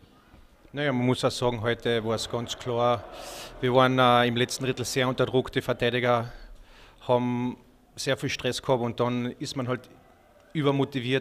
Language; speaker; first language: German; native; German